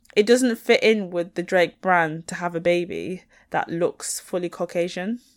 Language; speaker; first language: English; native; English